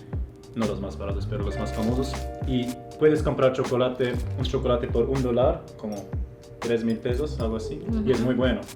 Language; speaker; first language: Spanish; non-native, fluent; German